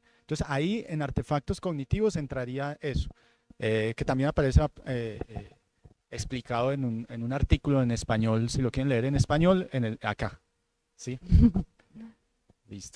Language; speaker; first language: Spanish; native; Spanish